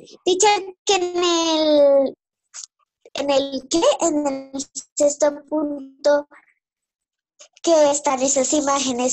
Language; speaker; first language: Spanish; native; Spanish